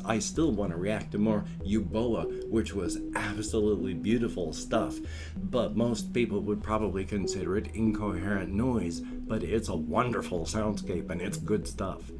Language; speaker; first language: English; native; English